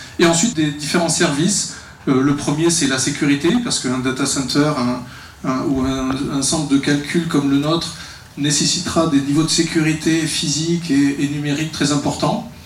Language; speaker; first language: French; native; French